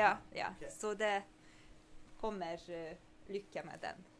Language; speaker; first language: Norwegian; non-native, fluent; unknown